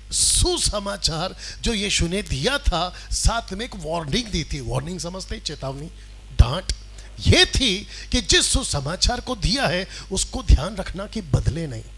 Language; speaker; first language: Hindi; non-native, local second language; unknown